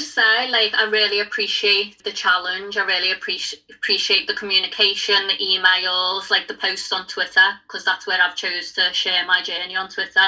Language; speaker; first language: English; native; English